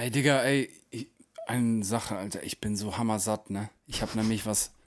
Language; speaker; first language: German; native; German